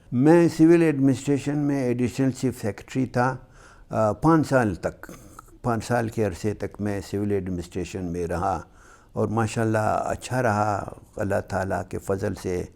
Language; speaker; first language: Urdu; non-native, local second language; Hazaragi